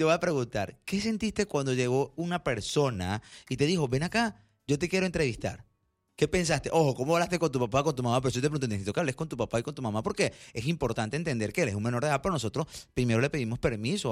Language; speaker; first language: Spanish; native; Spanish